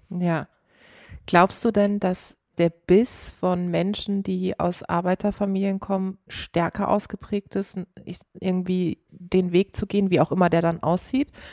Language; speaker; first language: German; native; German